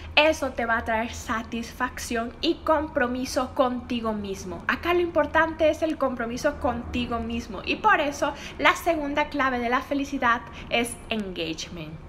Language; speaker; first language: Spanish; native; Spanish